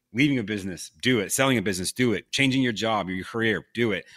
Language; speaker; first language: English; native; English